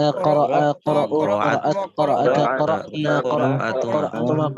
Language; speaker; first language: Arabic; non-native, learner; Bangla